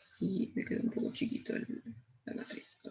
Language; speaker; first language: Spanish; native; Spanish